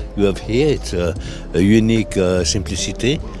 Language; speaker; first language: English; non-native, fluent; French